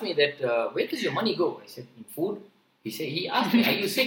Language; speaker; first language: English; non-native, local second language; Gujarati